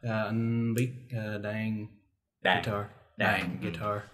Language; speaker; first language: Vietnamese; non-native, learner; English